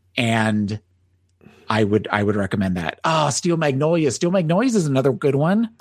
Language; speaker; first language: English; native; English